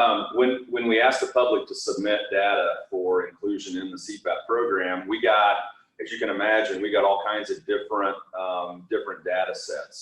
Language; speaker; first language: English; native; English